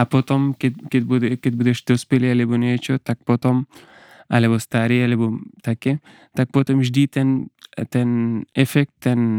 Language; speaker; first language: Slovak; non-native, learner; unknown